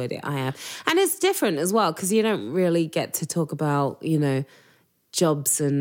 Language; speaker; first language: English; native; English